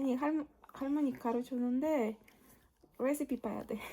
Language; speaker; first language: Korean; non-native, fluent; Spanish